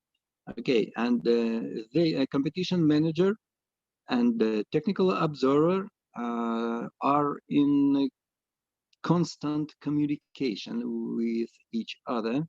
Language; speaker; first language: English; non-native, fluent; Russian